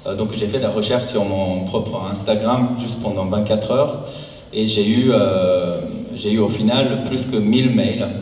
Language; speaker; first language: French; non-native, fluent; Japanese